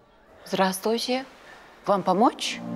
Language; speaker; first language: Russian; non-native, local second language; Kazakh